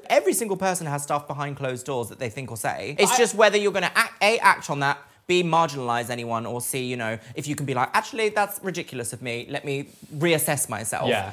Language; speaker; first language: English; native; English